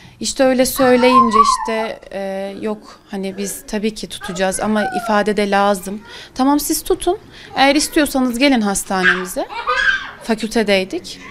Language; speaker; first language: Turkish; native; Turkish